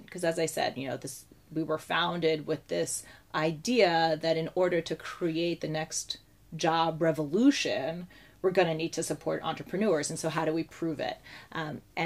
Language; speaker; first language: English; native; English